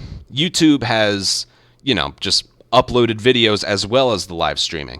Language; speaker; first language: English; native; English